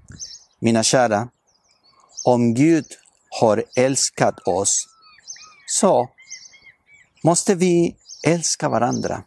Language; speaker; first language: Swedish; non-native, fluent; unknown